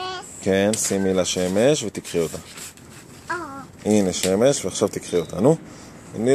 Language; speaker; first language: Hebrew; native; Hebrew